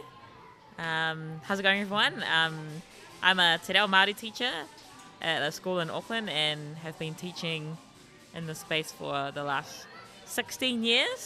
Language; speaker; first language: English; native; English